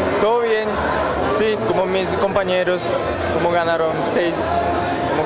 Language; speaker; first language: Spanish; non-native, learner; Japanese